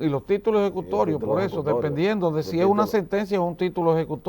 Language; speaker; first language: Spanish; native; Spanish